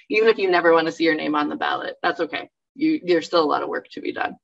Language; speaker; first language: English; native; English